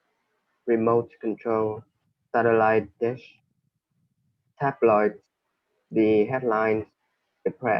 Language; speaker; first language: English; non-native, learner; Vietnamese